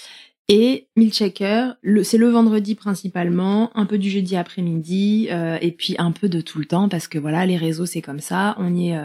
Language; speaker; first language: French; native; French